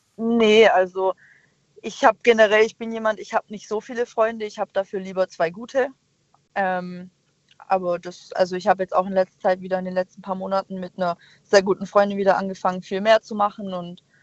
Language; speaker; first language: German; native; German